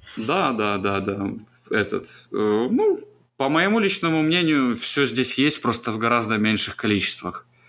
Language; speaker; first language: Russian; native; Russian